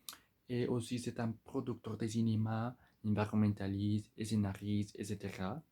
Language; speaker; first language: French; non-native, learner; Spanish